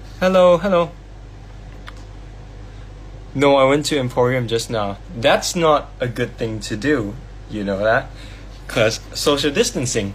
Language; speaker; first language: English; non-native, fluent; Thai